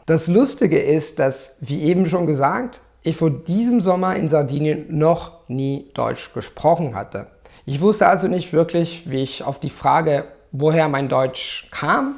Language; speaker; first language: German; non-native, fluent; Italian